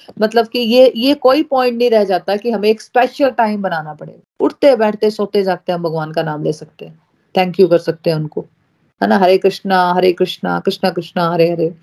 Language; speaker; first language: Hindi; native; Hindi